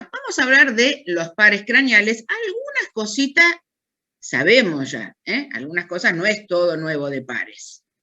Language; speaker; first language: Spanish; native; Spanish